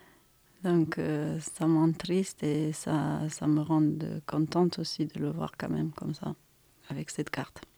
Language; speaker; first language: French; non-native, fluent; Romanian